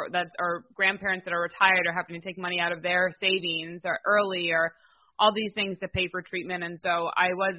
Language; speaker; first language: English; native; English